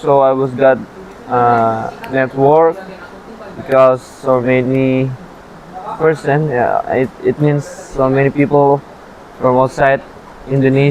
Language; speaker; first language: English; non-native, learner; Indonesian